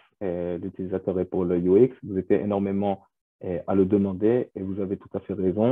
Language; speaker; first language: French; non-native, fluent; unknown